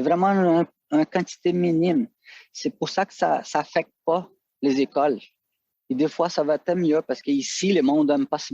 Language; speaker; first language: French; non-native, fluent; Portuguese